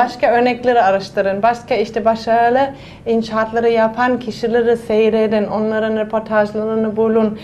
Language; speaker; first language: Turkish; non-native, fluent; German